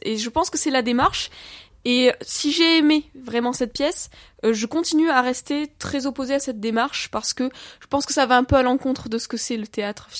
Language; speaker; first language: French; native; French